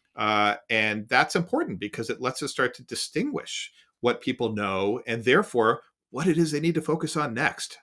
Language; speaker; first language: English; native; English